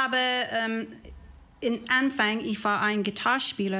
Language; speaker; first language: German; non-native, learner; English